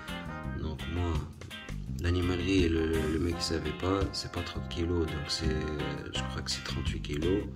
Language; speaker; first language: French; non-native, local second language; Arabic